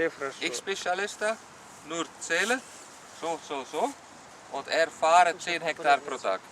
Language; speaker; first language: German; non-native, learner; Dutch